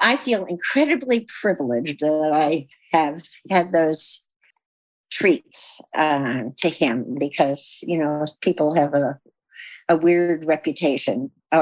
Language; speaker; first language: English; native; English